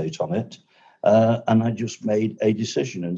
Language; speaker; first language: English; native; English